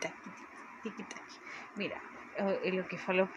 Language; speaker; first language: Portuguese; non-native, learner; Spanish